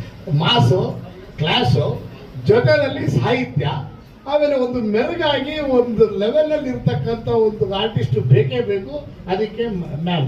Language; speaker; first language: Kannada; native; Kannada